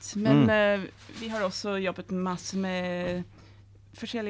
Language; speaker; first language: Norwegian; non-native, fluent; English